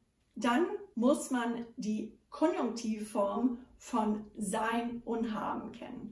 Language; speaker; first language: German; non-native, fluent; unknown